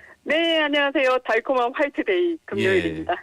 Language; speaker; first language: Korean; native; Korean